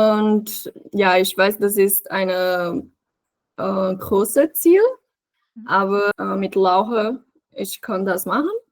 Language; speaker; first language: German; non-native, fluent; Portuguese